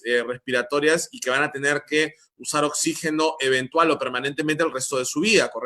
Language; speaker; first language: Spanish; native; Spanish